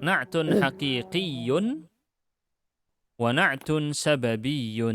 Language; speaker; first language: Arabic; non-native, fluent; Indonesian